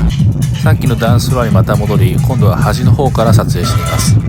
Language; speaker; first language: Japanese; native; Japanese